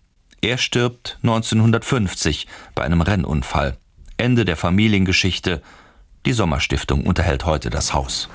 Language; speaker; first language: German; native; German